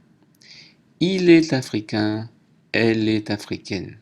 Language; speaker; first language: French; native; French